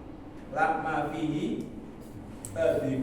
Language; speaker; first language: Arabic; non-native, fluent; Indonesian